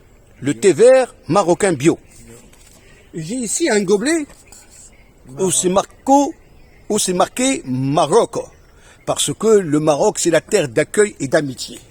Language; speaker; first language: French; native; French